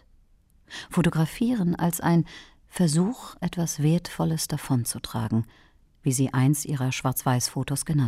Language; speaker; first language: German; native; German